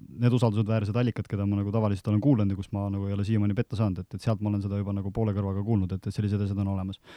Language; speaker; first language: Estonian; native; Estonian